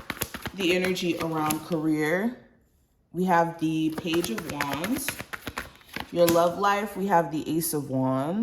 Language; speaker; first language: English; native; English